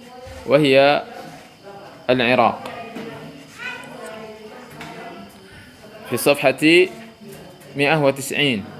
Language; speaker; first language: Arabic; non-native, fluent; Sundanese